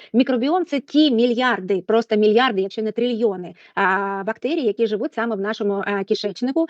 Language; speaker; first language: Ukrainian; non-native, local second language; Russian